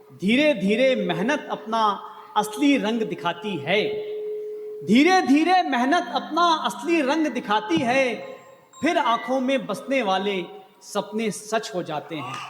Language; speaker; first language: Hindi; native; Hindi